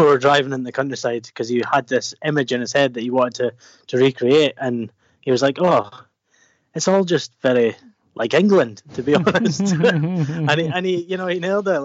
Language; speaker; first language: English; native; English